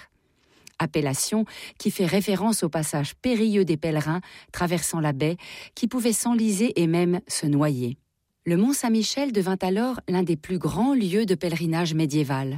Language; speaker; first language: French; native; French